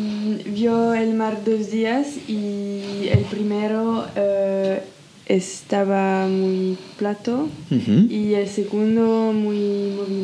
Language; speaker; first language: Spanish; non-native, learner; French